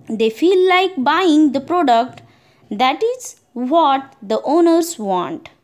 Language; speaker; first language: English; non-native, local second language; Marathi